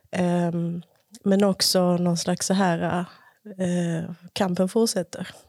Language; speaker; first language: Swedish; early bilingual, other home language; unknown